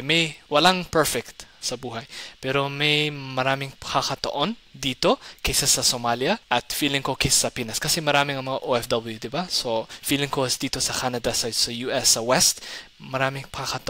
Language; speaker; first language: Filipino; non-native, fluent; Somali